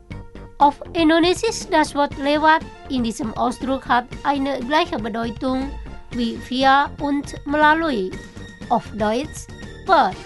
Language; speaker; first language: German; non-native, fluent; Indonesian